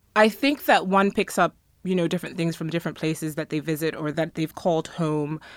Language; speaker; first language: English; non-native, local second language; Akan